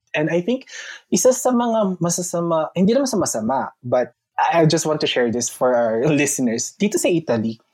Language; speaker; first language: English; non-native, local second language; Filipino